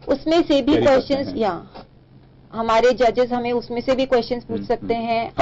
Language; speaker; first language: Hindi; native; Hindi